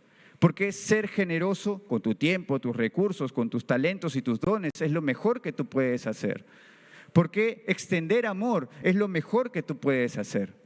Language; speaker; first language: Spanish; native; Spanish